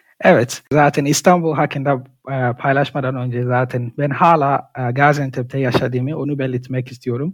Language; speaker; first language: Turkish; non-native, fluent; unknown